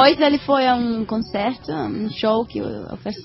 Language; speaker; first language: Portuguese; non-native, learner; Spanish